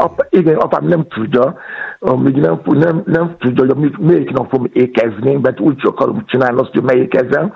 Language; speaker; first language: Hungarian; non-native, fluent; Yoruba